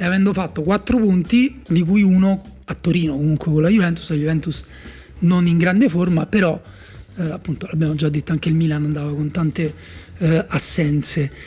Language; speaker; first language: Italian; native; Italian